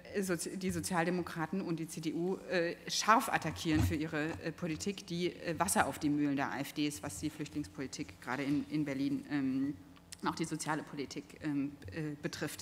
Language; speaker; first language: German; native; German